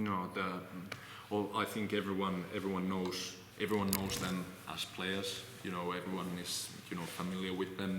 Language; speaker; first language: English; non-native, fluent; Finnish